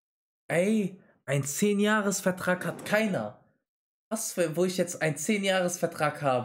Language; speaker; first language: German; native; German